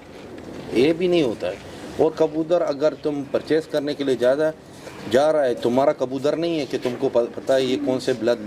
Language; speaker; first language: Hindi; non-native, learner; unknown